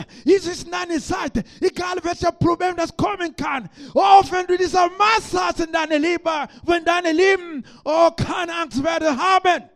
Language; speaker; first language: German; non-native, learner; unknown